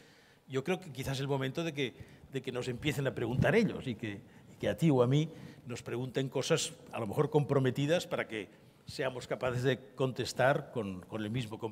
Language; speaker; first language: Spanish; native; Spanish